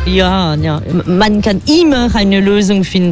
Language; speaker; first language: German; non-native, fluent; French